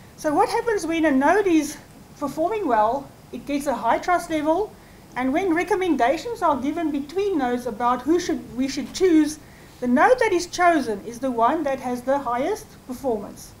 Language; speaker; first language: English; non-native, local second language; Afrikaans